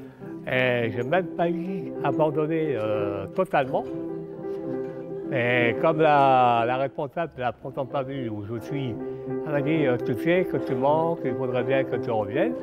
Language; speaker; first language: French; native; French